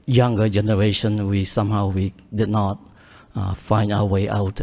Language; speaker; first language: English; early bilingual, other home language; Khmer